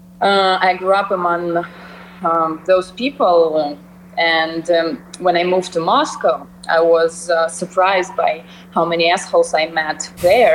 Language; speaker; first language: English; non-native, fluent; Russian